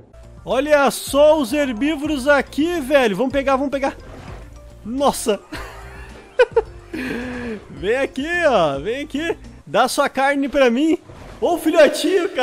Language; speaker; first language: Portuguese; native; Portuguese